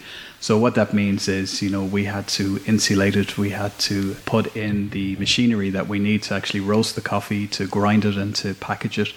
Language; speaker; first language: English; native; English